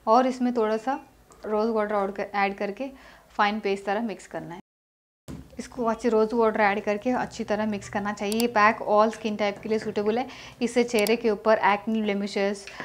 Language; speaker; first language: Hindi; non-native, local second language; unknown